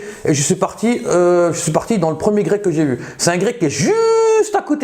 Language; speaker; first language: French; native; French